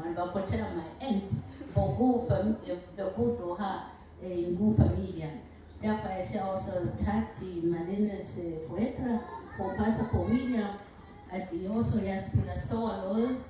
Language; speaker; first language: Danish; non-native, learner; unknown